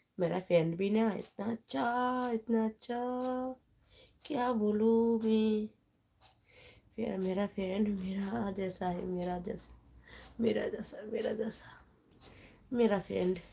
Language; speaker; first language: Hindi; non-native, local second language; Bangla